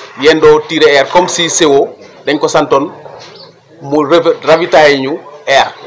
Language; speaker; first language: Wolof; non-native, local second language; Serer